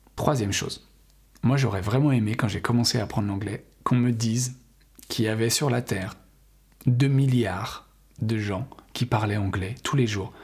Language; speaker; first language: French; native; French